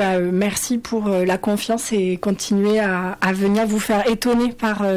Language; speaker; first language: French; native; French